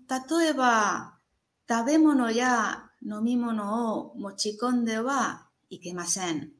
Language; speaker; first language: Japanese; non-native, learner; Spanish